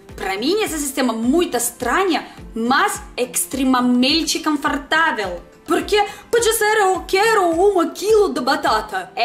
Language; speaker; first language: Portuguese; non-native, learner; Russian